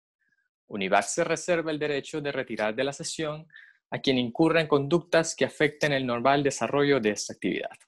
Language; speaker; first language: Spanish; native; Spanish